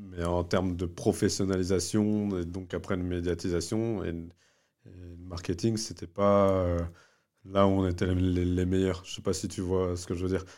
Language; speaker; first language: French; early bilingual, other home language; Vietnamese